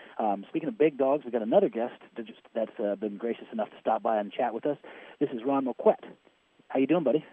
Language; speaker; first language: English; native; English